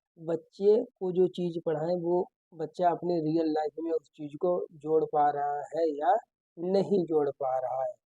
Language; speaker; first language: Hindi; native; Hindi